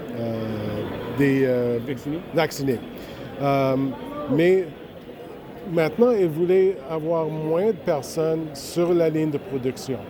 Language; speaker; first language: French; non-native, local second language; English